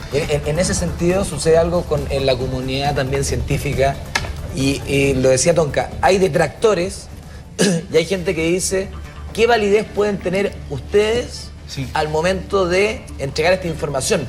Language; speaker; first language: Spanish; native; Spanish